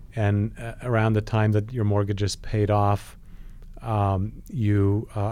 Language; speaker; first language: English; non-native, fluent; Polish